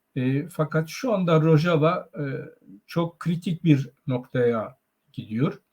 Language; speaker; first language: Turkish; non-native, local second language; Zaza